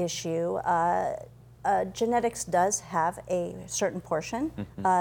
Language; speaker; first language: English; native; English